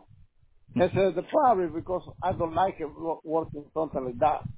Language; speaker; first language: English; non-native, learner; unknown